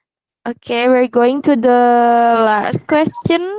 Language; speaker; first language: English; non-native, fluent; Indonesian